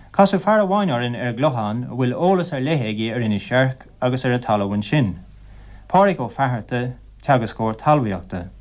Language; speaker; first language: Irish; native; Irish